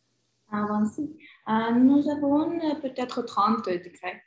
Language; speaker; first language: French; non-native, learner; Ukrainian